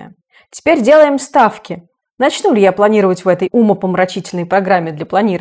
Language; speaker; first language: Russian; native; Russian